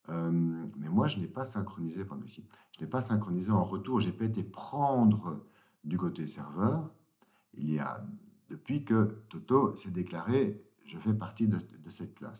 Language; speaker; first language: French; native; French